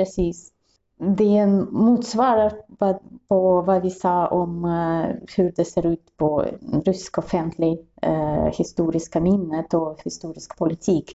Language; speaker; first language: Swedish; non-native, fluent; Russian